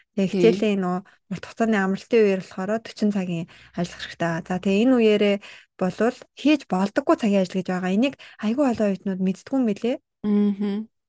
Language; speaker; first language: Mongolian; native; Mongolian